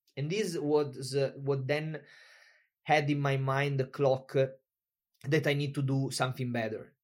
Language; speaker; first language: English; non-native, fluent; Italian